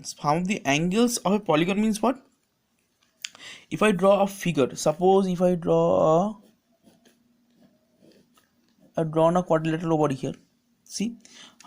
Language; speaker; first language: English; non-native, local second language; Bangla